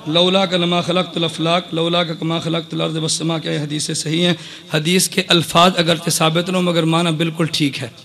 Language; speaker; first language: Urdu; non-native, local second language; Punjabi